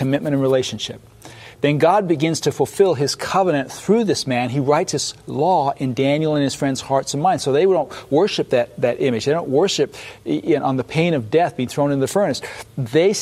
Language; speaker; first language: English; native; English